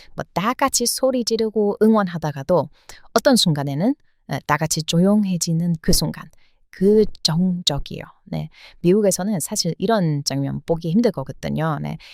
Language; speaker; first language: Korean; non-native, fluent; English